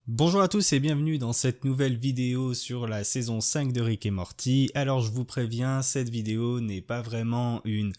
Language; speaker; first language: French; native; French